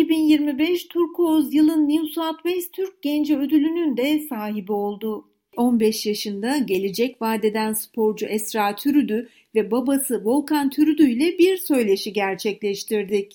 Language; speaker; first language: Turkish; native; Turkish